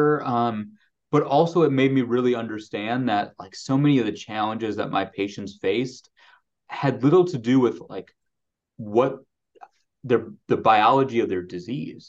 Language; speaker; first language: English; native; English